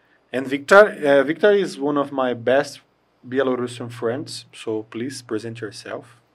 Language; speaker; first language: English; non-native, fluent; Portuguese